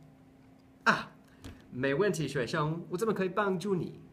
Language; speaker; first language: Chinese; non-native, learner; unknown